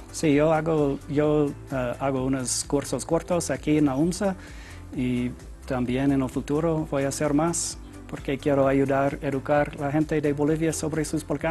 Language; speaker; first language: Spanish; non-native, learner; English